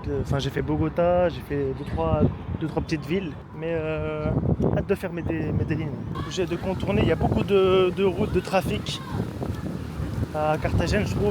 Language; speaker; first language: French; native; French